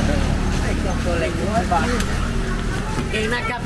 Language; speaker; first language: Thai; native; Thai